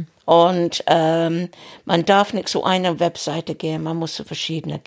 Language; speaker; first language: German; non-native, fluent; English